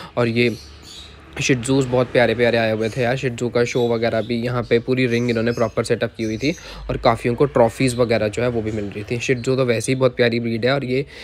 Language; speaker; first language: Hindi; native; Hindi